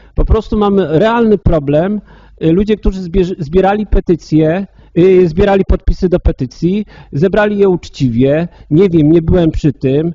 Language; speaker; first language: Polish; native; Polish